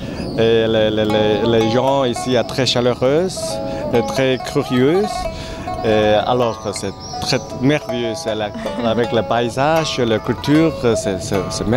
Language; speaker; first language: French; non-native, learner; Chinese